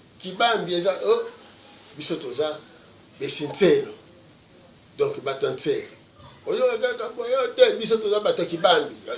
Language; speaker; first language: Lingala; non-native, local second language; Kongo